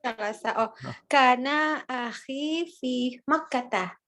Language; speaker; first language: Arabic; non-native, learner; Indonesian